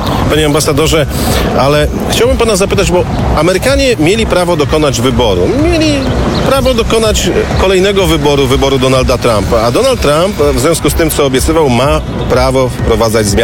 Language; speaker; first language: Polish; native; Polish